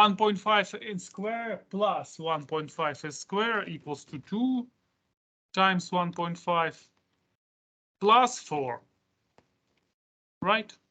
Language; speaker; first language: English; non-native, fluent; Russian